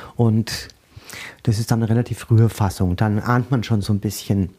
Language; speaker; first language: German; native; German